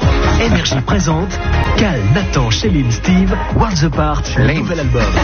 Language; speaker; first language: French; native; French